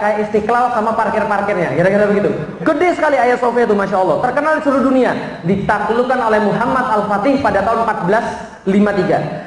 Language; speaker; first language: Indonesian; native; Indonesian